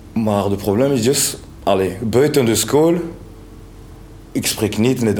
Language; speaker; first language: Dutch; non-native, learner; French